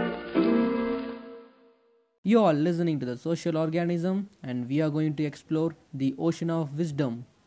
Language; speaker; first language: English; non-native, local second language; Tamil